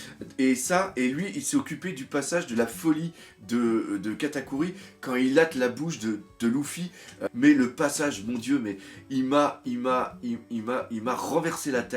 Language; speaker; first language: French; native; French